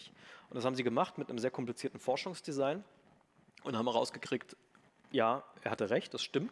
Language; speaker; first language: German; native; German